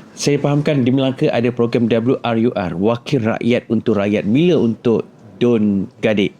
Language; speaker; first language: Malay; native; Malay